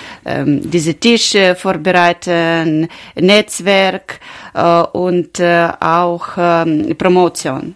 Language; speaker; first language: German; non-native, learner; Ukrainian